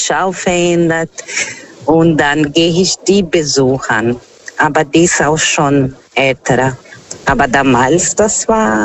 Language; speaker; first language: German; non-native, learner; Portuguese